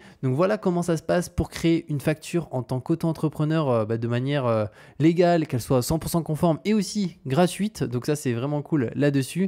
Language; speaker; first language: French; native; French